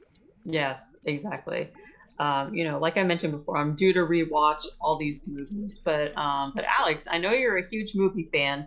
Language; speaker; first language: English; native; English